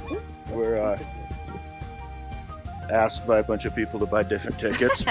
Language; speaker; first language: English; native; English